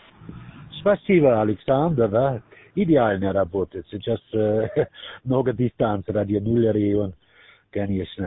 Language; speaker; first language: Russian; non-native, learner; German